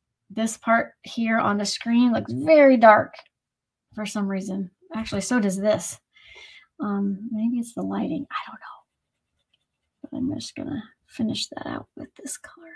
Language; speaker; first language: English; native; English